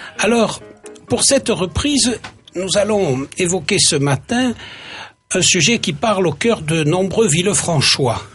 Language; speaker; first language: French; native; French